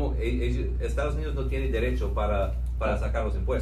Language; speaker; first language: Spanish; non-native, fluent; English